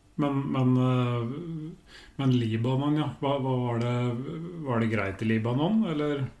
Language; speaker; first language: Norwegian; native; Norwegian